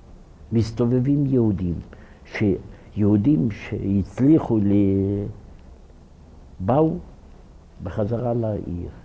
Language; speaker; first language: Hebrew; non-native, fluent; Ukrainian